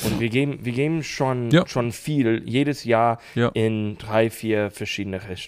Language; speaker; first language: German; non-native, learner; English